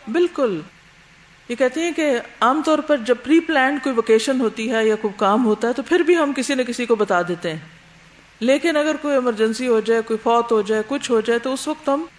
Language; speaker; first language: Urdu; native; Urdu